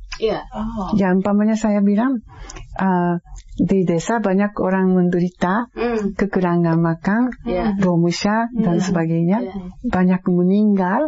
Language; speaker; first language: Indonesian; non-native, fluent; Japanese